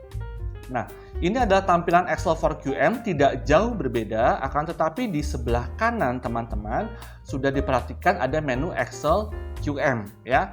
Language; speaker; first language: Indonesian; native; Indonesian